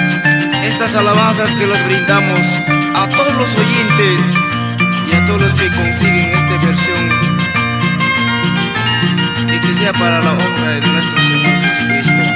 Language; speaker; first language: Spanish; non-native, local second language; Quechua